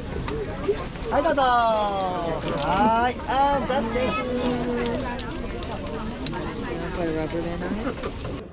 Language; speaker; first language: Japanese; native; Japanese